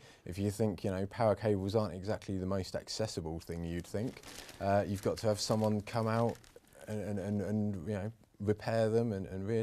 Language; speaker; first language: English; native; English